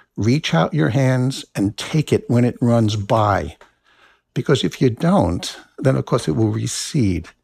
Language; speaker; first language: English; native; English